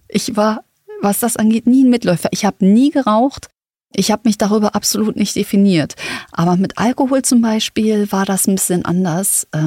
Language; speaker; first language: German; native; German